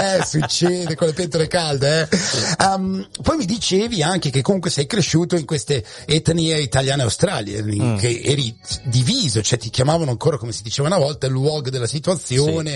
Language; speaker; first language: Italian; native; Italian